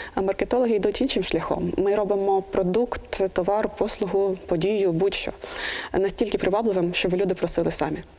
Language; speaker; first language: Ukrainian; non-native, local second language; Russian